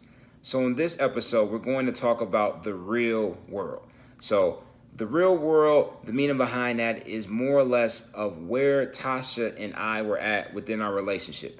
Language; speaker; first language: English; native; English